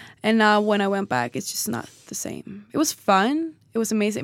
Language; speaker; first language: English; non-native, fluent; Swedish